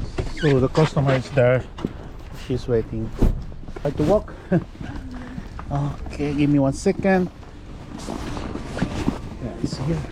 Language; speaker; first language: English; non-native, local second language; Filipino